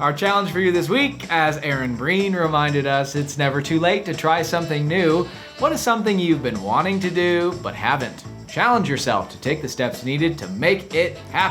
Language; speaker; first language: English; native; English